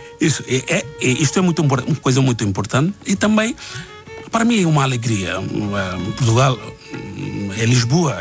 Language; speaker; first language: Portuguese; non-native, learner; Bangla